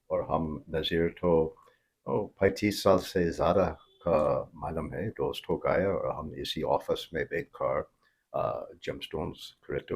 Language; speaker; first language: Hindi; non-native, fluent; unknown